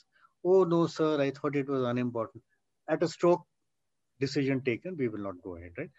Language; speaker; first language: English; non-native, local second language; Hindi